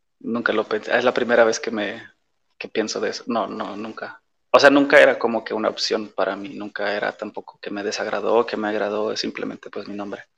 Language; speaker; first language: Spanish; non-native, fluent; Polish